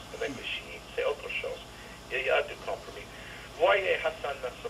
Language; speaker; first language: French; non-native, learner; English